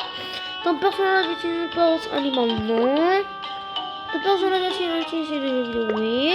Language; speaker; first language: French; non-native, local second language; Arabic